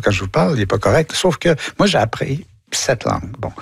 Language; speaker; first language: French; native; French